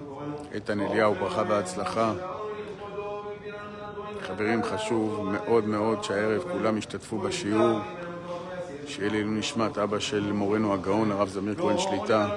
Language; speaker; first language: Hebrew; native; Hebrew